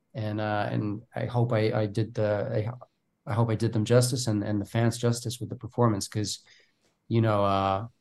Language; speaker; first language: English; non-native, fluent; Bulgarian